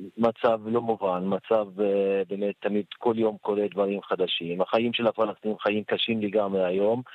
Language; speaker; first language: Hebrew; non-native, fluent; Arabic